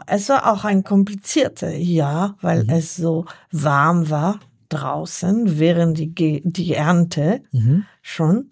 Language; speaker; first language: German; non-native, learner; French